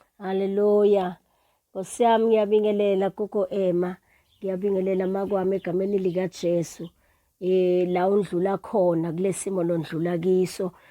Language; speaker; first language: Zulu; non-native, local second language; Swati